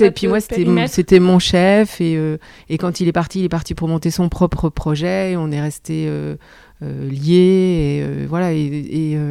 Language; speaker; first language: French; native; French